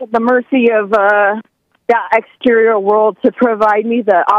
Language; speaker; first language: English; native; English